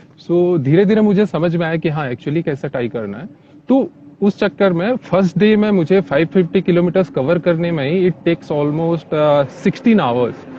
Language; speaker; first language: Hindi; native; Hindi